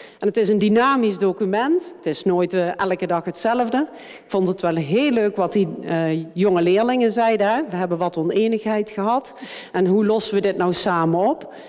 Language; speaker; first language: Dutch; native; Dutch